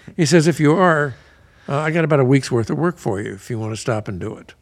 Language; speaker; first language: English; native; English